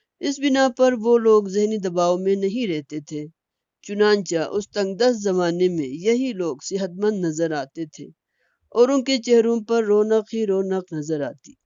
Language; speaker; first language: Urdu; non-native, local second language; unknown